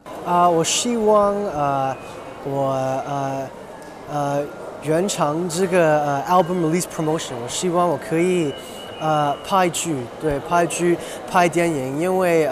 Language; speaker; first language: Chinese; non-native, learner; Cantonese